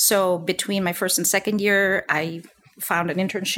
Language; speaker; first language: English; non-native, local second language; Filipino